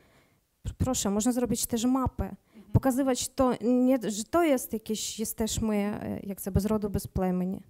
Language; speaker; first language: Polish; non-native, learner; Ukrainian